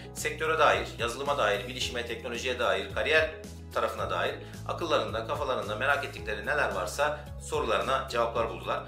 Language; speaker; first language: Turkish; native; Turkish